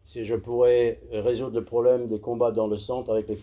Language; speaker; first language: French; native; French